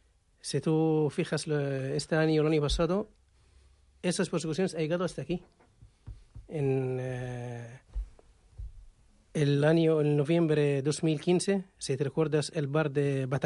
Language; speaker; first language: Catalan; non-native, learner; Arabic